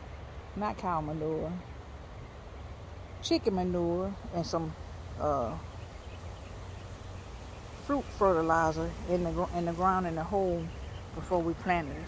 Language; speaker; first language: English; native; English